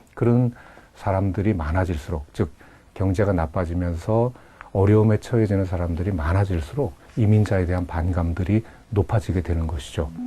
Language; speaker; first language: Korean; native; Korean